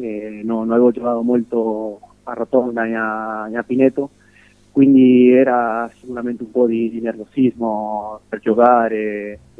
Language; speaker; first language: Italian; non-native, fluent; Spanish